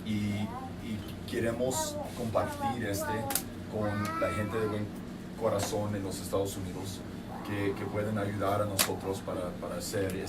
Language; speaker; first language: Spanish; non-native, fluent; English